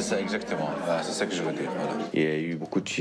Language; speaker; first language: French; non-native, fluent; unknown